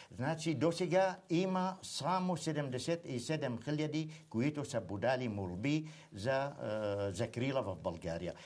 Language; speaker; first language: Bulgarian; non-native, fluent; Arabic